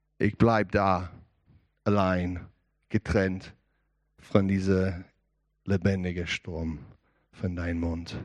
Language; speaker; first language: German; non-native, learner; English